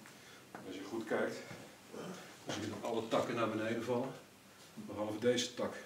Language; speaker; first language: Dutch; native; Dutch